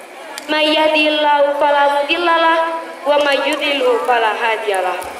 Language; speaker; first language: Arabic; non-native, learner; Indonesian